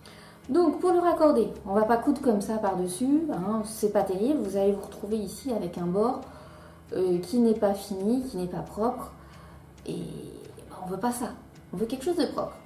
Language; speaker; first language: French; native; French